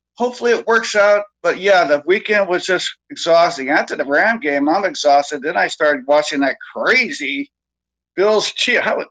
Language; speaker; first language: English; native; English